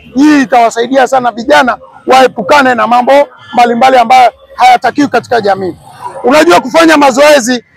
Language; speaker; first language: Swahili; native; Swahili